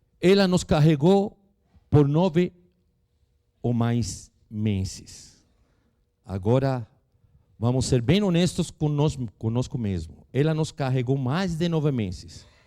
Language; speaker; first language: Portuguese; non-native, fluent; Spanish